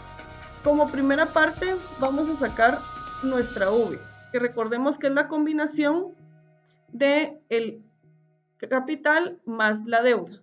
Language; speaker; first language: Spanish; native; Spanish